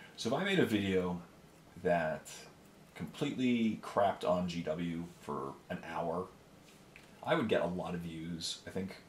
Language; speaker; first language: English; native; English